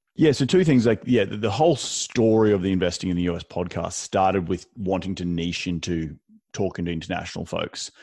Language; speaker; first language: English; native; English